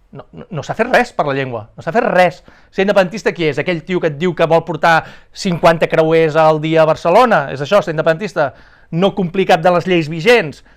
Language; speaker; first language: Catalan; native; Catalan